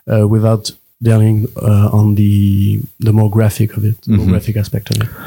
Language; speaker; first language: English; non-native, fluent; French